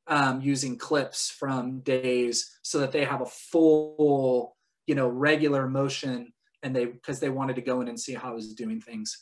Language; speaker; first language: English; native; English